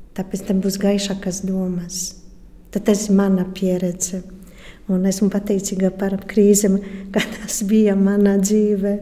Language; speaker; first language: Latvian; non-native, fluent; Polish